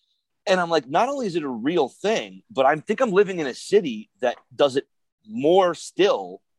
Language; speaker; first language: English; native; English